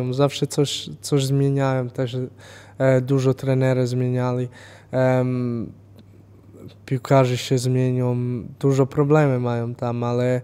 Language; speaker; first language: Polish; non-native, fluent; Serbian